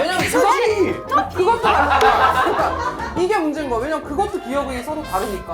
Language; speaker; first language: Korean; native; Korean